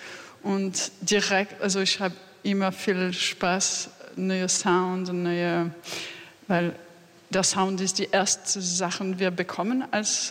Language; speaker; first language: German; non-native, learner; French